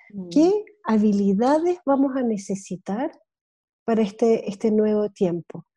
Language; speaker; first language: Spanish; early bilingual, heritage; Spanish